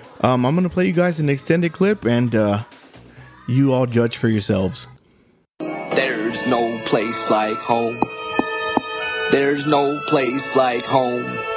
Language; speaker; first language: English; native; English